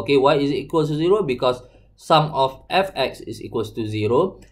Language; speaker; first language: English; non-native, local second language; Malay